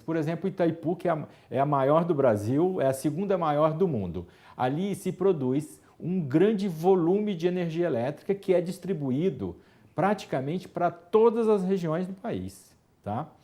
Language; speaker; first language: Portuguese; native; Portuguese